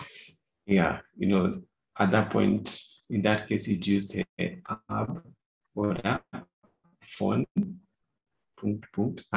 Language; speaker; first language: German; non-native, fluent; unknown